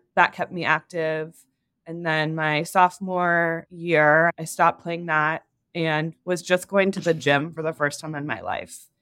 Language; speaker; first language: English; native; English